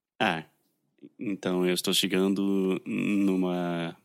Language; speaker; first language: Portuguese; non-native, fluent; English